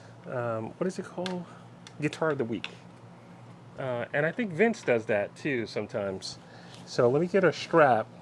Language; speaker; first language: English; native; English